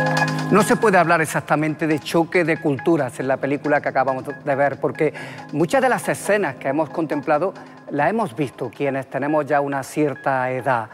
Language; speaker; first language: Spanish; native; Spanish